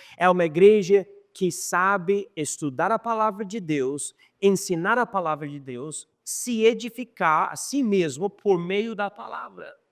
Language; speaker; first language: Portuguese; non-native, fluent; English